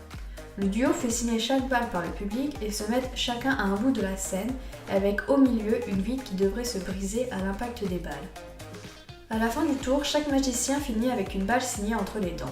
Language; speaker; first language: French; native; French